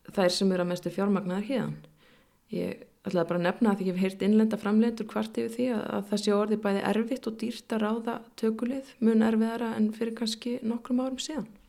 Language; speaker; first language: Icelandic; native; Icelandic